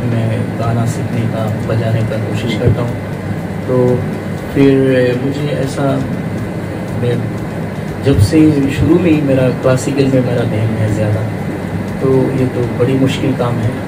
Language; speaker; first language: Hindi; non-native, learner; Bangla